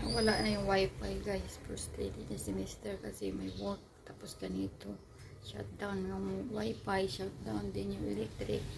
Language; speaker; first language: Filipino; non-native, local second language; Aklanon